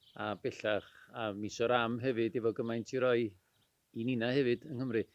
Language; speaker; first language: Welsh; native; Welsh